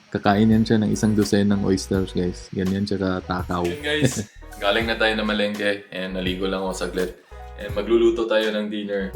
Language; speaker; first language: Filipino; native; Filipino